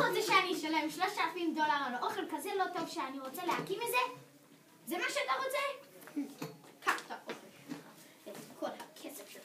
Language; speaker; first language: Hebrew; non-native, learner; English